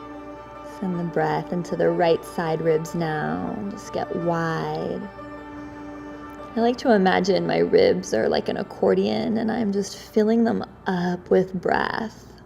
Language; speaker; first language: English; native; English